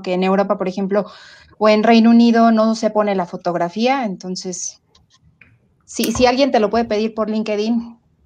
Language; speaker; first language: Spanish; native; Spanish